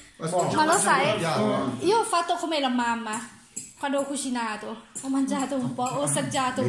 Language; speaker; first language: Italian; non-native, learner; Thai